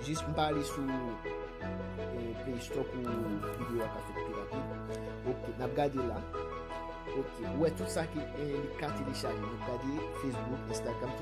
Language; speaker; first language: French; non-native, local second language; Haitian Creole